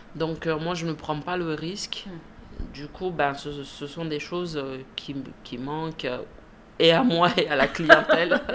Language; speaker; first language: French; early bilingual, other home language; Mandingo